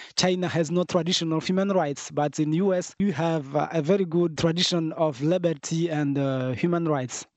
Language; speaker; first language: English; non-native, fluent; French